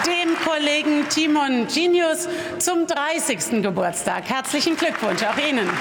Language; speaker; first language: German; native; German